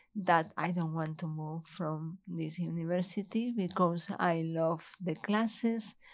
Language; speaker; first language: English; non-native, fluent; Spanish